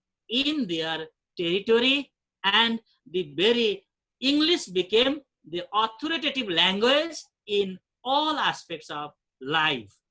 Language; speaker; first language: English; non-native, fluent; Nepali